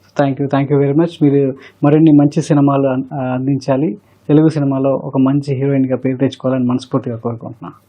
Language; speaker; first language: Telugu; native; Telugu